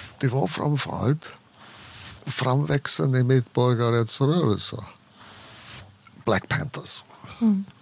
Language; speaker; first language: Swedish; non-native, fluent; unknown